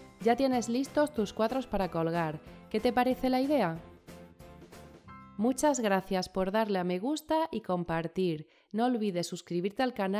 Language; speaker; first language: Spanish; native; Spanish